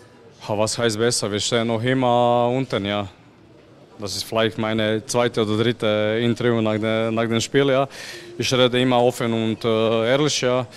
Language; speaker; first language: German; non-native, fluent; Croatian